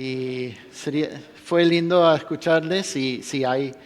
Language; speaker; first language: Spanish; non-native, fluent; English